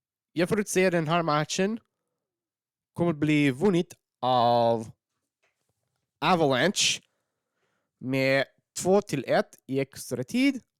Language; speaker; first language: Swedish; non-native, learner; English